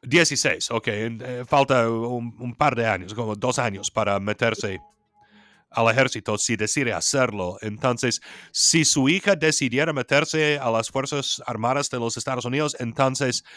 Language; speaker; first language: Spanish; non-native, fluent; English